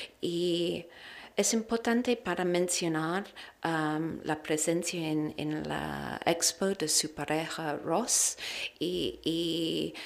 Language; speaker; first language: Spanish; non-native, learner; English